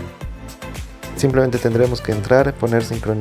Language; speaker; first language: Spanish; native; Spanish